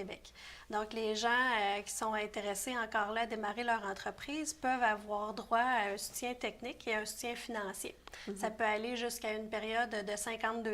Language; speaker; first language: French; native; French